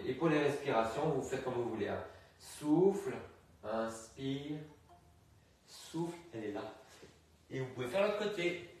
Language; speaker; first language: French; native; French